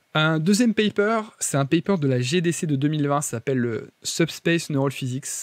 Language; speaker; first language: French; native; French